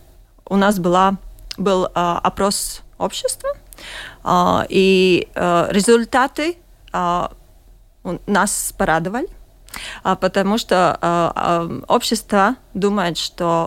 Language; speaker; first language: Russian; non-native, local second language; Latvian